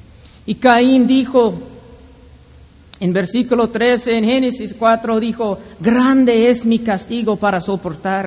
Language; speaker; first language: Spanish; non-native, fluent; English